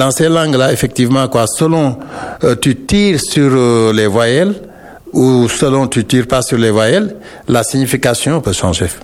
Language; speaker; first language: French; non-native, local second language; Wolof